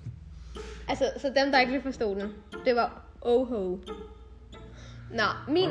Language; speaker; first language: Danish; native; Danish